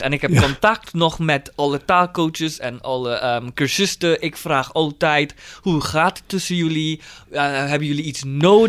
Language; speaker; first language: Dutch; non-native, fluent; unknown